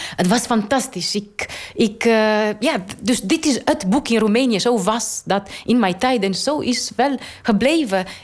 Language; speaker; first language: Dutch; non-native, fluent; Romanian